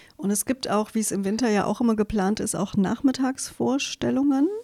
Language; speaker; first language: German; native; German